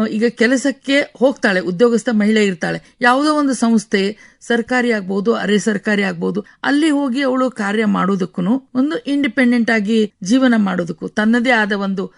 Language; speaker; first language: Kannada; native; Kannada